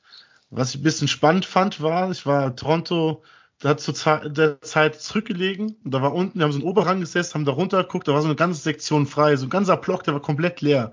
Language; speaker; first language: German; native; German